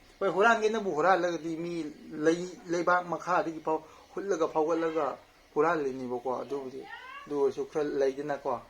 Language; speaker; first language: Manipuri; native; Manipuri